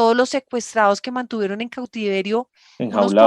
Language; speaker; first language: Spanish; native; Spanish